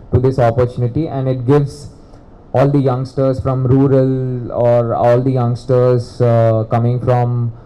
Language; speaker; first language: English; non-native, local second language; Telugu